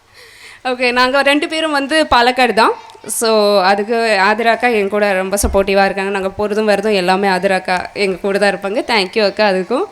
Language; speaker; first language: Tamil; non-native, learner; Malayalam